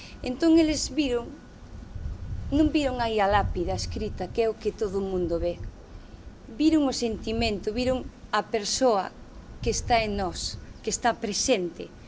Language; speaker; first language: Galician; native; Galician